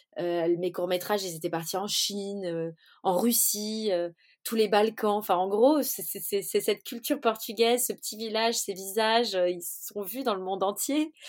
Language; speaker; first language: French; early bilingual, other home language; Portuguese